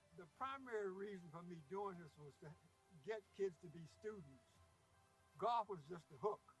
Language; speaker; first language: English; native; English